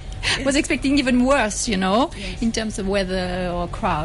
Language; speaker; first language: English; non-native, fluent; French